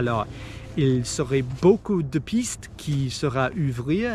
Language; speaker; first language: French; non-native, learner; English